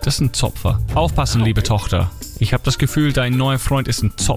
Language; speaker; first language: German; non-native, fluent; English